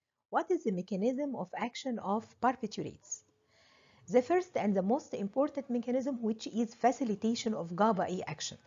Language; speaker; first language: English; non-native, fluent; Arabic